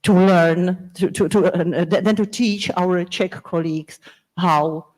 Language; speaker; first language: English; non-native, fluent; Czech